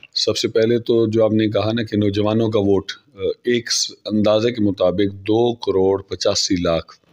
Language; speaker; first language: Urdu; non-native, local second language; Saraiki